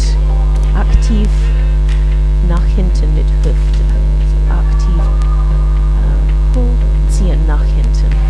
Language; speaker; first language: German; non-native, learner; English